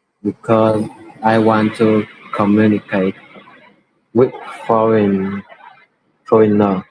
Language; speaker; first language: English; non-native, learner; Vietnamese